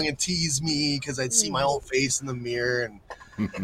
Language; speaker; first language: English; native; English